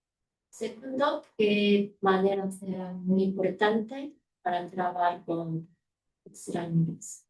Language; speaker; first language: Spanish; non-native, learner; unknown